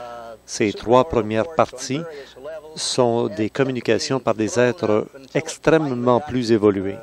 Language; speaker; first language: French; native; French